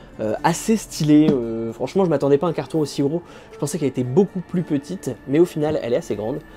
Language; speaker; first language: French; native; French